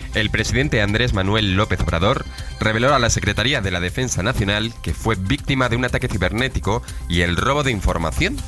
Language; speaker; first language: Spanish; native; Spanish